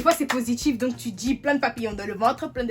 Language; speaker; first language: French; native; French